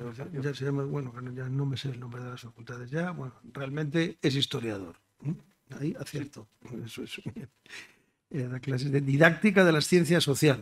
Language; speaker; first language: Spanish; native; Spanish